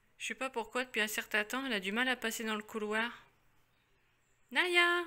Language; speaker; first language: French; native; French